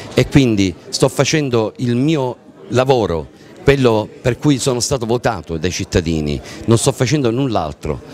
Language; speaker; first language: Italian; native; Italian